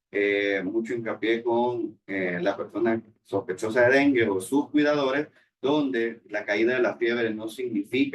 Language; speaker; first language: Spanish; native; Spanish